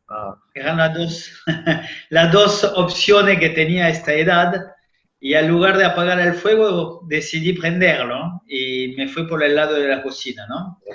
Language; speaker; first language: Spanish; non-native, fluent; French